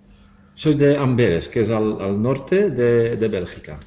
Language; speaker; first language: Spanish; non-native, fluent; Dutch